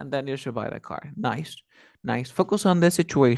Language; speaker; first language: English; non-native, fluent; Spanish